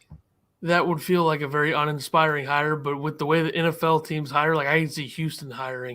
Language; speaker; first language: English; native; English